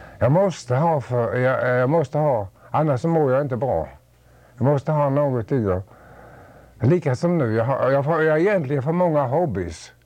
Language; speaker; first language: Swedish; native; Swedish